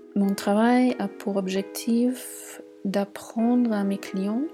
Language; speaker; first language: French; non-native, fluent; German